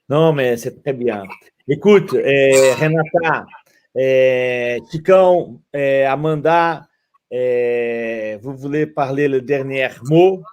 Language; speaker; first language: French; non-native, fluent; Portuguese